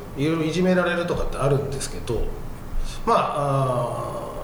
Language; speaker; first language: Japanese; native; Japanese